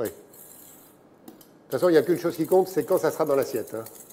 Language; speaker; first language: French; native; French